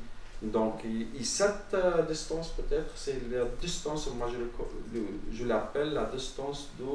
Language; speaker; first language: French; non-native, learner; Arabic